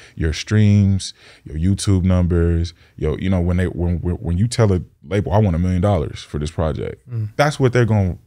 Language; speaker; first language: English; native; English